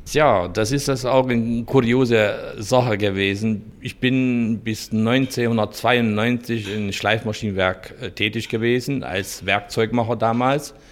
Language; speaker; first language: German; non-native, fluent; Hungarian